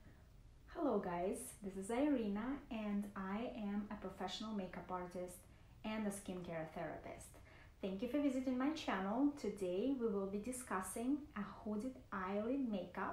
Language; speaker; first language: English; non-native, fluent; Russian